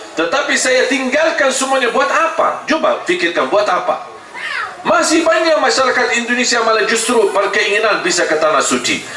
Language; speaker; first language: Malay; non-native, fluent; Arabic